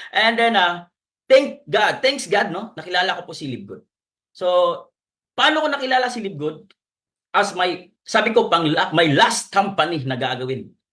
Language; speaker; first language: Filipino; non-native, local second language; Cebuano